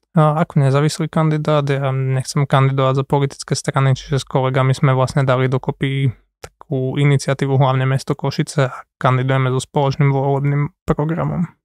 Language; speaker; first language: Slovak; native; Slovak